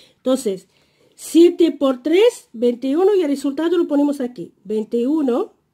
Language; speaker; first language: Spanish; non-native, fluent; Arabic